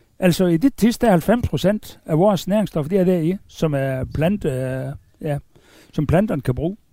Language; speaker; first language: Danish; native; Danish